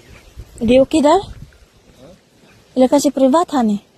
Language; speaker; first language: Swedish; non-native, learner; Filipino